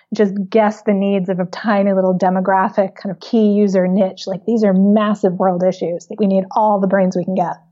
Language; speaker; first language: English; native; English